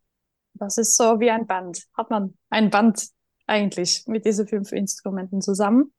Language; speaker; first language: German; non-native, fluent; Norwegian